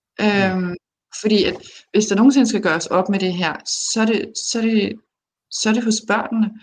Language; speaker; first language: Danish; early bilingual, other home language; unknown